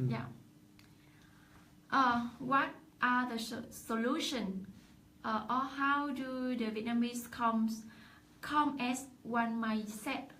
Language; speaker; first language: English; non-native, learner; Vietnamese